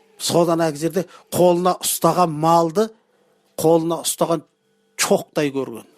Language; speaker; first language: Kazakh; early bilingual, heritage; Kazakh